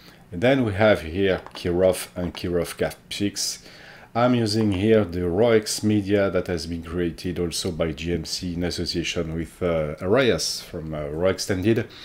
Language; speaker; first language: English; non-native, fluent; French